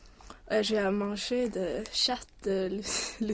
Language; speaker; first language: French; non-native, learner; Swedish